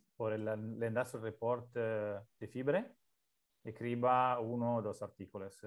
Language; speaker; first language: Spanish; non-native, learner; Italian